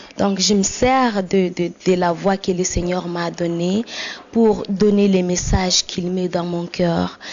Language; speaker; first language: French; non-native, local second language; Swahili